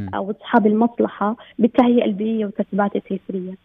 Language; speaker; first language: Arabic; native; Arabic